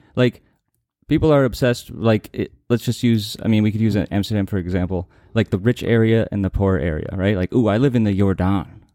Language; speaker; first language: English; native; English